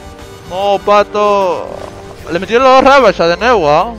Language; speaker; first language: Spanish; native; Spanish